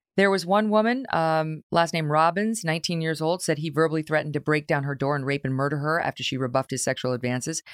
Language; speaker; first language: English; native; English